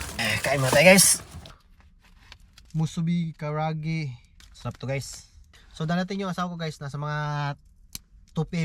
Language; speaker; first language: Filipino; native; Filipino